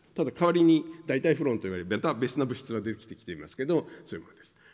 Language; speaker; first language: Japanese; native; Japanese